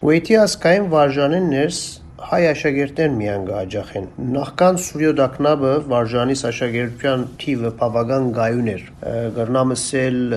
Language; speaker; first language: Armenian; native; Armenian